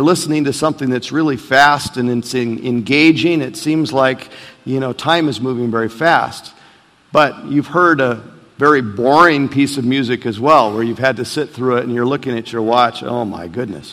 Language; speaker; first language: English; native; English